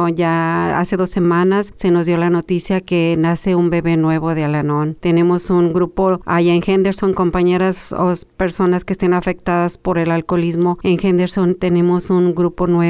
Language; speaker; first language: Spanish; native; Spanish